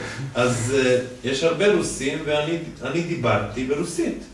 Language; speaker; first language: Hebrew; non-native, fluent; Serbian